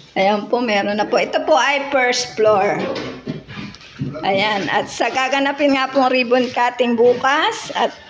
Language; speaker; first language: Filipino; native; Filipino